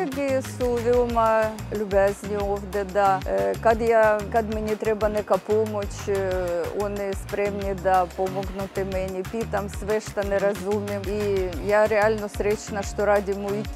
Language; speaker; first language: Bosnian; non-native, learner; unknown